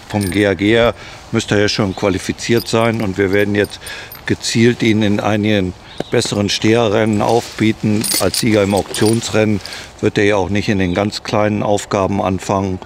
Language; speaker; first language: German; native; German